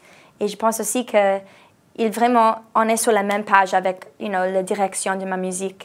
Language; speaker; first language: French; non-native, local second language; English